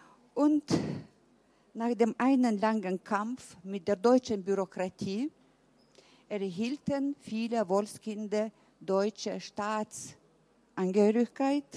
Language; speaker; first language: German; early bilingual, heritage; German